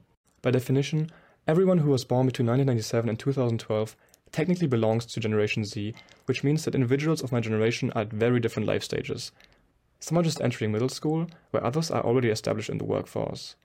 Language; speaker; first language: English; non-native, fluent; German